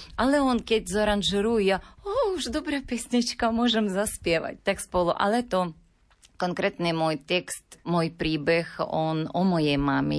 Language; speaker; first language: Slovak; non-native, learner; Ukrainian